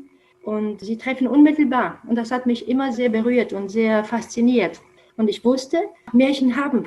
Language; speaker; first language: German; non-native, fluent; Romanian